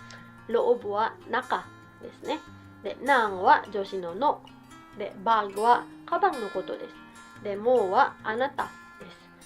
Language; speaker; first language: Japanese; non-native, fluent; Cebuano